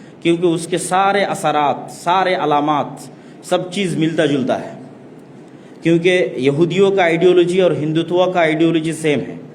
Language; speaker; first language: Urdu; non-native, fluent; Bangla